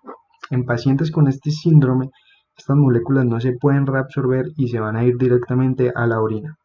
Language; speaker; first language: Spanish; native; Spanish